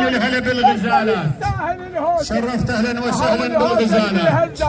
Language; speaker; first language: Arabic; native; Arabic